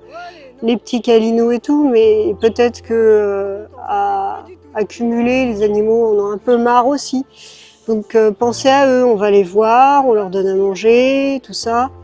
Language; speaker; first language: French; native; French